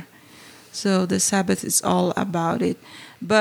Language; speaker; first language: English; non-native, fluent; Portuguese